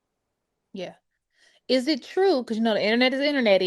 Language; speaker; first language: English; native; English